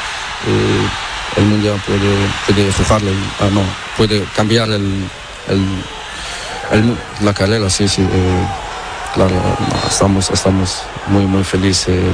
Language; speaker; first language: Spanish; non-native, learner; Portuguese